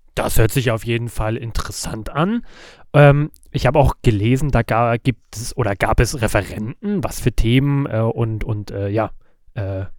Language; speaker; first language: German; native; German